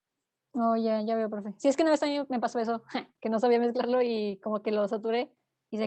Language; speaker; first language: Spanish; native; Spanish